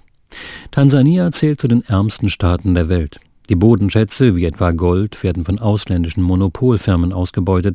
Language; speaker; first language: German; native; German